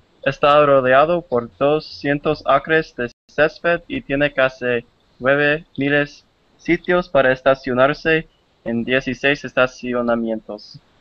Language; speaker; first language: Spanish; non-native, fluent; English